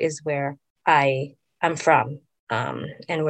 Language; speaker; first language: English; non-native, local second language; Filipino